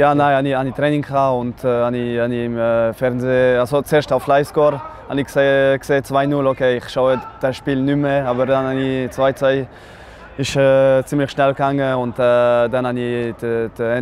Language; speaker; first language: German; non-native, local second language; French